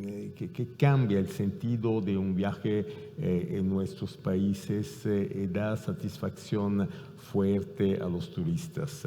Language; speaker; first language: Spanish; non-native, fluent; Italian